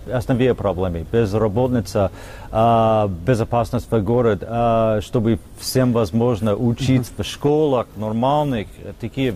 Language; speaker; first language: Russian; non-native, fluent; English